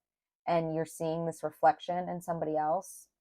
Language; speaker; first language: English; native; English